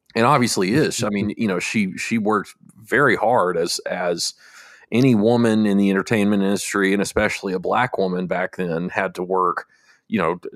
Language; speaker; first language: English; native; English